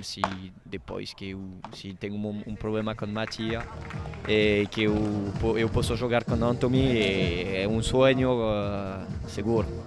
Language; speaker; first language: Portuguese; non-native, learner; Italian